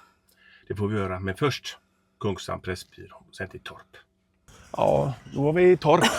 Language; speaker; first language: Swedish; native; Swedish